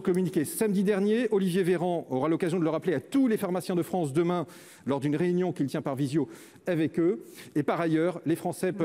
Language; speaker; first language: French; native; French